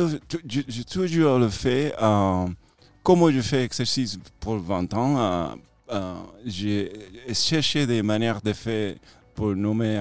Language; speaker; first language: French; non-native, fluent; Spanish